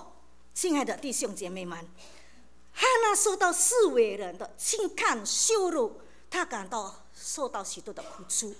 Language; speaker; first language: Chinese; native; Chinese